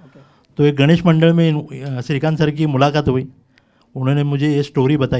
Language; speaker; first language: Hindi; non-native, local second language; Telugu